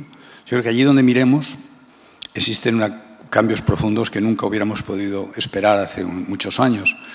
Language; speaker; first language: Spanish; native; Spanish